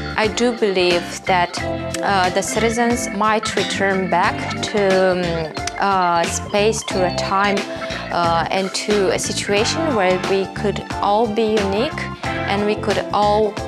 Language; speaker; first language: English; non-native, fluent; Romanian